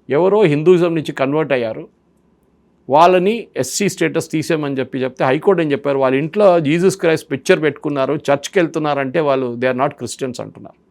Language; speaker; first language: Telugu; non-native, fluent; Malayalam